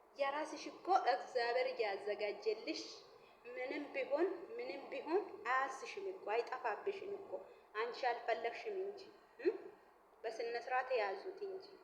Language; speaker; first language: Amharic; non-native, local second language; Oromo